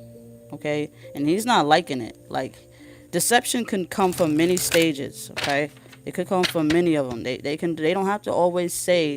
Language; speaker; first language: English; native; English